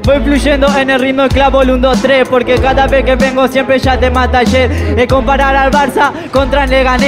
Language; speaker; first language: Spanish; native; Spanish